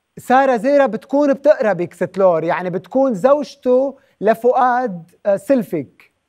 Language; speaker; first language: Arabic; native; Arabic